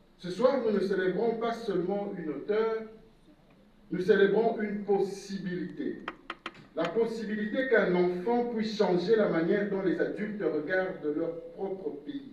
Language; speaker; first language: French; non-native, local second language; Lingala